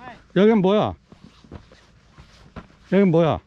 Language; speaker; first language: Korean; native; Korean